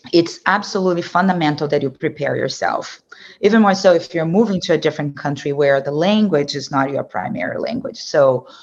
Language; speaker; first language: English; non-native, fluent; Portuguese